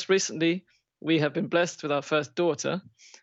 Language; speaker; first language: English; native; English